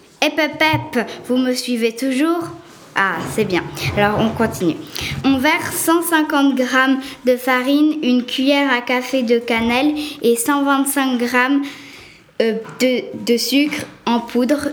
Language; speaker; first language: French; native; French